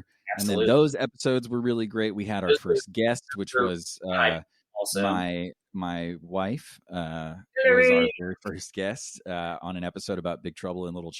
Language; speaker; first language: English; native; English